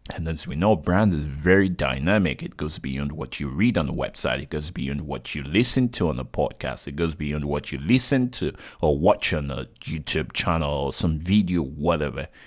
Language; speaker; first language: English; non-native, local second language; Yoruba